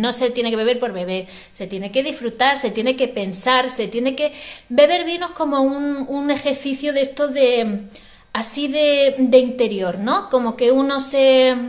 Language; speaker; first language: Spanish; non-native, local second language; Catalan